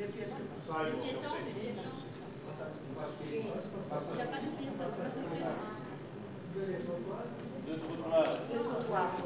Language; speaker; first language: French; non-native, fluent; Portuguese